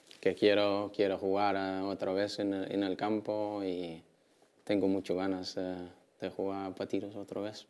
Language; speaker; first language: Spanish; non-native, learner; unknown